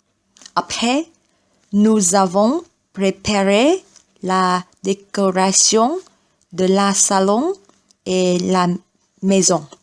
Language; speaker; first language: French; non-native, learner; Vietnamese